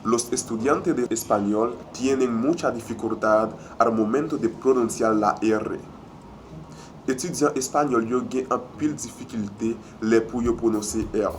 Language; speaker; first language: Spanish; non-native, fluent; Haitian Creole